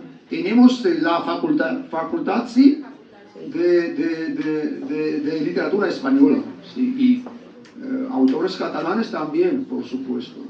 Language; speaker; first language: Spanish; non-native, learner; Georgian